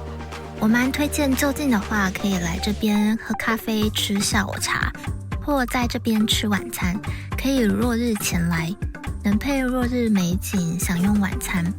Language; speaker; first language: Chinese; native; Chinese